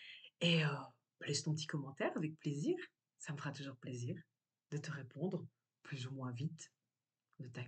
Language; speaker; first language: French; native; French